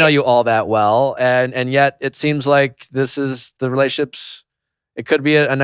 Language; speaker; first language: English; native; English